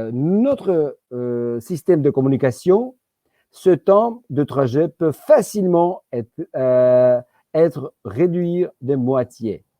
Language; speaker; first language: French; non-native, fluent; Georgian